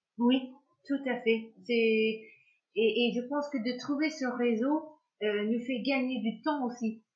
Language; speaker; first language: French; non-native, fluent; English